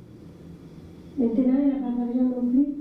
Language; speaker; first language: French; non-native, fluent; Spanish